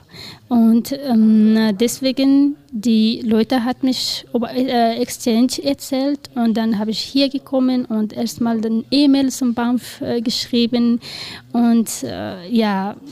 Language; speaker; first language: German; non-native, learner; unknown